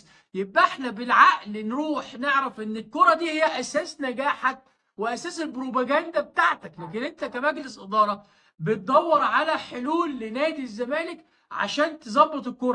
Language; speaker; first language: Arabic; native; Arabic